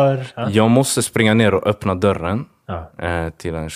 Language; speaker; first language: Swedish; early bilingual, other home language; Swahili